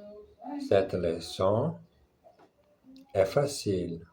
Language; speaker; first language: French; non-native, learner; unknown